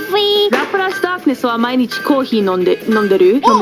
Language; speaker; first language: Japanese; non-native, fluent; English